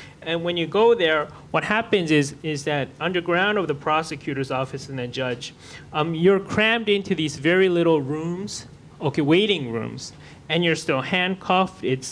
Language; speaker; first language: English; non-native, fluent; Japanese